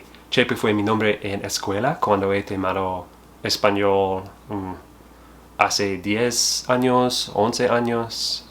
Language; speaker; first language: Spanish; non-native, learner; English